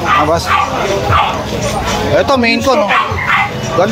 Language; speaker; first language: Filipino; native; Filipino